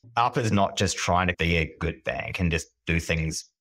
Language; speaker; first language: English; native; English